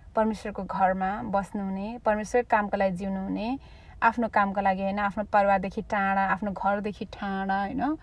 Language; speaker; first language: Nepali; early bilingual, heritage; Nepali